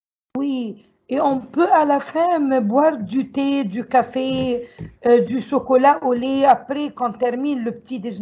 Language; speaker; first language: French; non-native, learner; Arabic